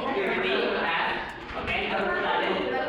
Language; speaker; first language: English; non-native, learner; Indonesian